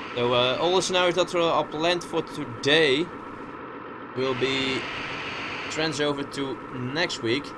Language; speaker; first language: English; non-native, fluent; Dutch